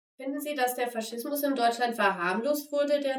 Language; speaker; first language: German; native; German